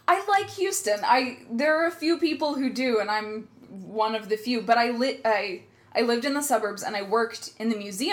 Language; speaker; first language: English; native; English